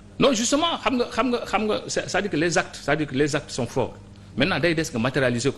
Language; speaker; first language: Wolof; non-native, local second language; Fula